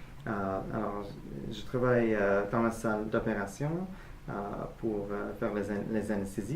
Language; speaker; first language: French; non-native, fluent; English